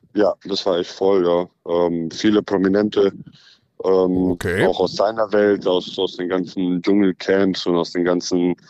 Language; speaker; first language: German; native; German